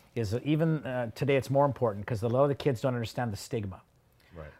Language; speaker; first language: English; native; English